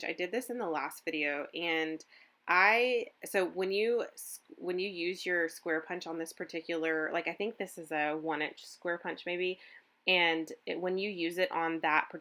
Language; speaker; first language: English; native; English